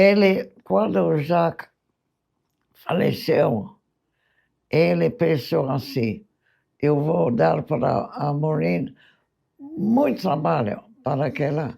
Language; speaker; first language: Portuguese; non-native, fluent; English